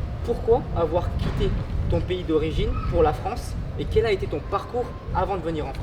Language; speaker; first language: French; native; French